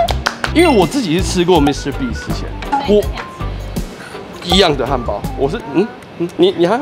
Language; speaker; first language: Chinese; native; Chinese